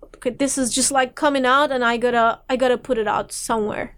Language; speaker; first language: English; non-native, fluent; Turkish